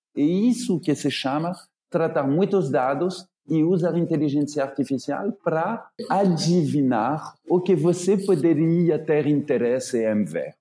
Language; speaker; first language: Portuguese; non-native, fluent; French